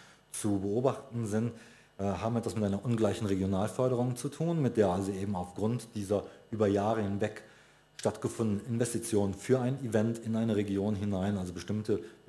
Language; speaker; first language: German; native; German